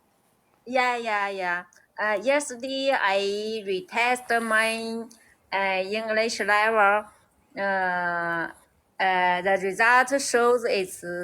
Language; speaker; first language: English; non-native, learner; Chinese